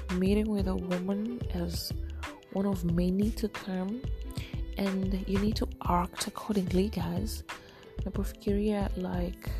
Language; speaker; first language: English; non-native, local second language; Swahili